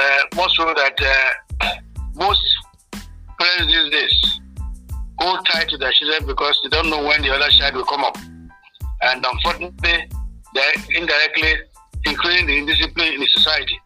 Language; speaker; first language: English; non-native, local second language; Bini